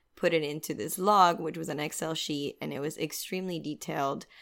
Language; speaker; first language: English; non-native, fluent; Spanish